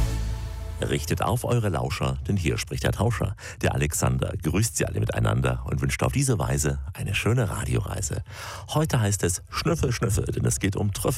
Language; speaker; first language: German; native; German